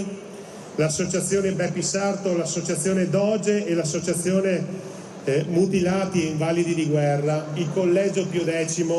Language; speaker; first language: Italian; native; Italian